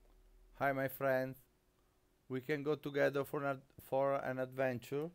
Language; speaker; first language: English; non-native, learner; Italian